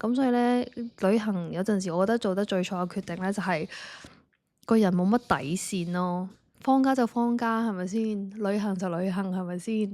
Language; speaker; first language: Cantonese; native; Cantonese